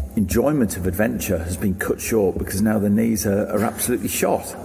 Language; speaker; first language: English; native; English